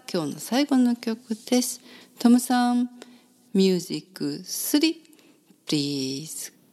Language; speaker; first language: Japanese; native; Japanese